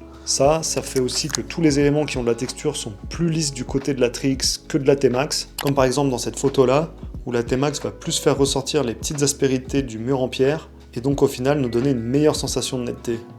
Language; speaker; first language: French; native; French